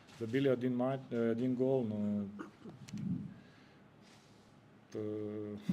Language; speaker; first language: Ukrainian; non-native, fluent; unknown